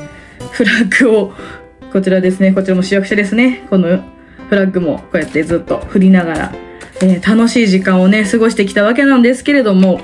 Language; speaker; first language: Japanese; native; Japanese